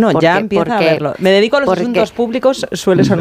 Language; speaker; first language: Spanish; native; Spanish